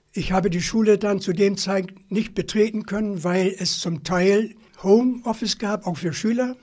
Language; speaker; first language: German; native; German